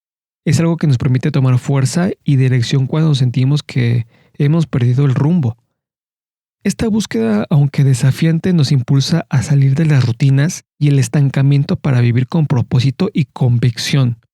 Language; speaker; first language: Spanish; native; Spanish